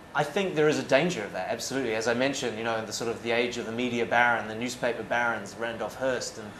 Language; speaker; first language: English; native; English